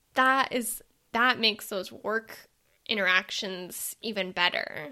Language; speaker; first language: English; native; English